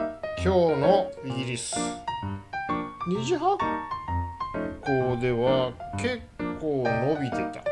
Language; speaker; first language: Japanese; native; Japanese